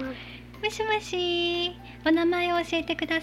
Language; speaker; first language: Japanese; native; Japanese